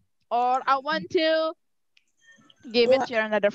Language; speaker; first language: English; non-native, learner; Indonesian